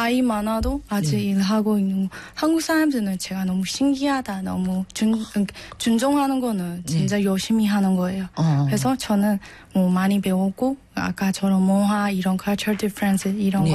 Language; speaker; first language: Korean; non-native, learner; Burmese